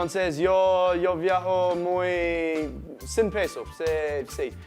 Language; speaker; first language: Spanish; non-native, learner; English